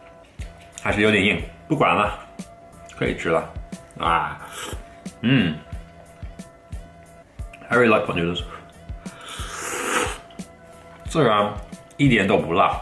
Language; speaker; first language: Chinese; non-native, fluent; English